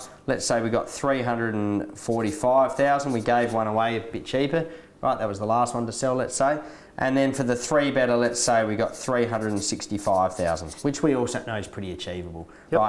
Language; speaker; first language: English; native; English